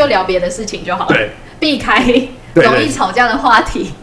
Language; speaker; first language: Chinese; native; Chinese